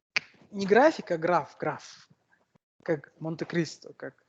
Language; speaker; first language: Russian; native; Russian